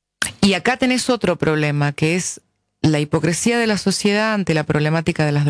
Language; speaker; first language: Spanish; native; Spanish